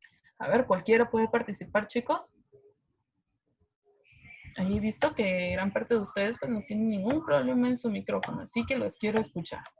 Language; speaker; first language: Spanish; native; Spanish